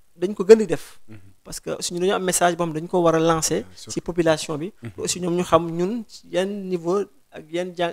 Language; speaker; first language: Wolof; non-native, local second language; Jola-Fonyi